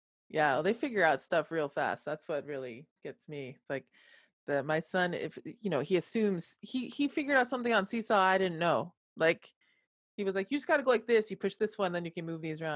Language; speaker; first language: English; native; English